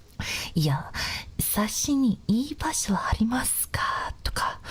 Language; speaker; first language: Japanese; non-native, learner; English